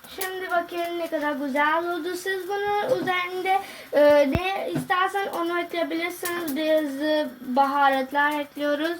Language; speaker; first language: Turkish; non-native, learner; Urdu